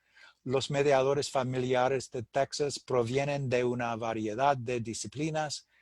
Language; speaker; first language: Spanish; non-native, fluent; English